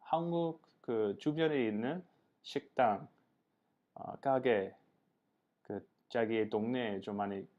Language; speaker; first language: Korean; non-native, learner; English